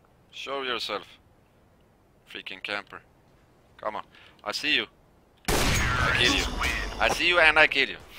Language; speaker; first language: English; non-native, fluent; Swedish